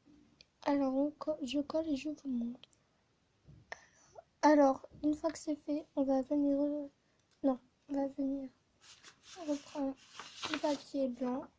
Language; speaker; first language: French; native; French